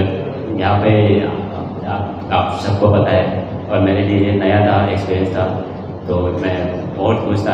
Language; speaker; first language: Hindi; non-native, local second language; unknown